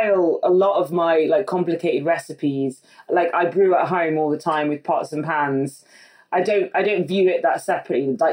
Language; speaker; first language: English; native; English